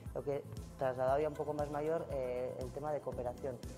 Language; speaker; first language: Spanish; native; Spanish